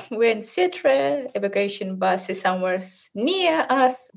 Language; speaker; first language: English; non-native, learner; Russian